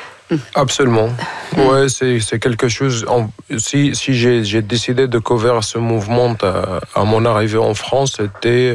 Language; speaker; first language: French; non-native, fluent; Arabic